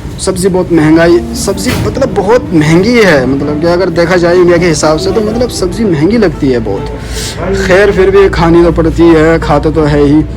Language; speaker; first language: Urdu; native; Urdu